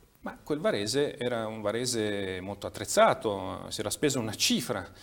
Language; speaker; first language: Italian; native; Italian